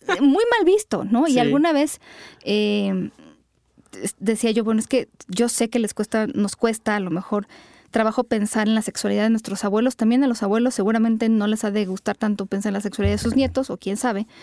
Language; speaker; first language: Spanish; native; Spanish